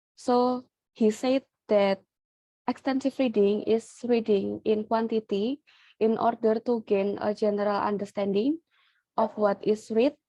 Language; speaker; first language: English; non-native, learner; Indonesian